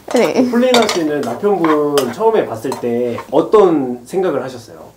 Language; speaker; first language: Korean; native; Korean